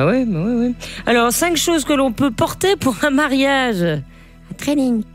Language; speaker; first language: French; native; French